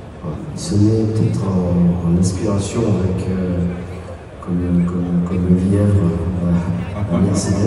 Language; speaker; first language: French; native; French